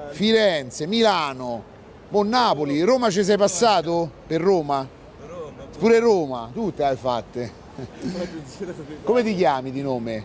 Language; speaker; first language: Italian; native; Italian